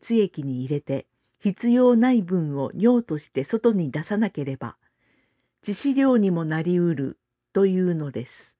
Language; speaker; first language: Japanese; non-native, fluent; Korean